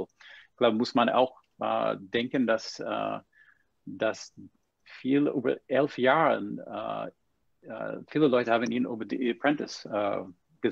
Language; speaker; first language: German; non-native, fluent; English